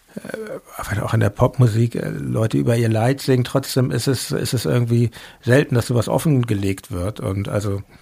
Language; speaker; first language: German; native; German